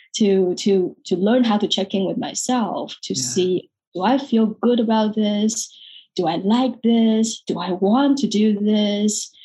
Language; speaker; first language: English; non-native, fluent; Chinese